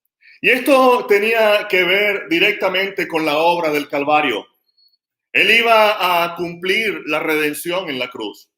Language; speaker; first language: Spanish; native; Spanish